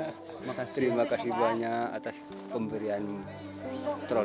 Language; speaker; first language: Indonesian; non-native, local second language; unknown